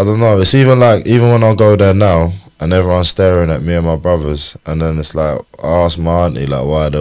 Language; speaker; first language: English; native; English